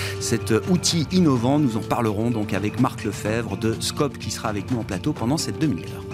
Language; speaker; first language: French; native; French